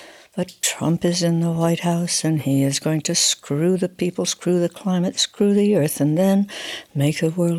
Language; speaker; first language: English; native; English